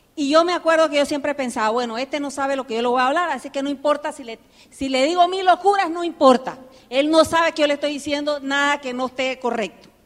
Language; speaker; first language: Spanish; early bilingual, heritage; Spanish